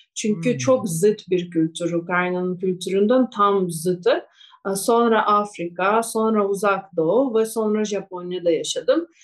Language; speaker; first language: Turkish; non-native, fluent; Russian